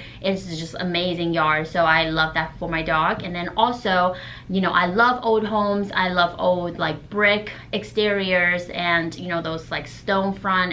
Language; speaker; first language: English; non-native, fluent; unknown